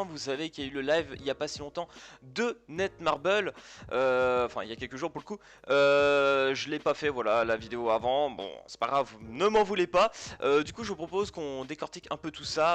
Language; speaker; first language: French; native; French